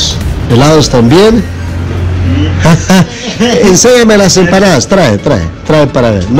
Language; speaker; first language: Spanish; native; Spanish